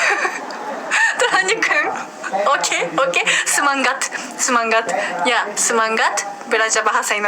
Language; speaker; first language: Indonesian; non-native, learner; Japanese